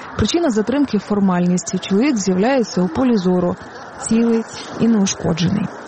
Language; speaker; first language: Ukrainian; native; Ukrainian